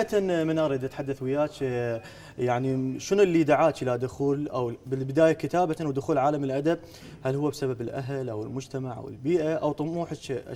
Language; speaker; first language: Arabic; native; Arabic